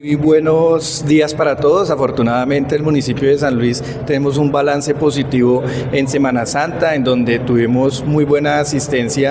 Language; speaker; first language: Spanish; native; Spanish